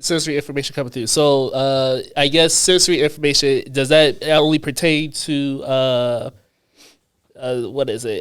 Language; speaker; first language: English; native; English